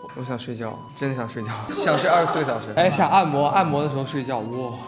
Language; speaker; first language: Chinese; native; Chinese